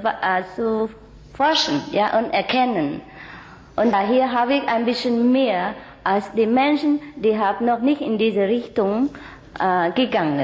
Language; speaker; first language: German; non-native, learner; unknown